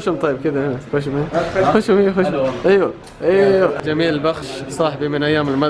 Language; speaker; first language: Arabic; native; Arabic